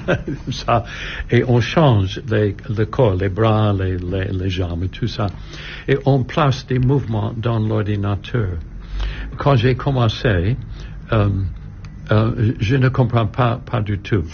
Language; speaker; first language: French; non-native, learner; English